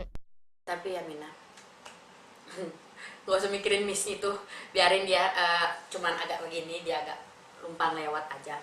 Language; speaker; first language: Indonesian; native; Indonesian